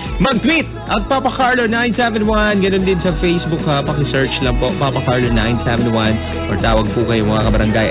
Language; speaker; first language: Filipino; native; Filipino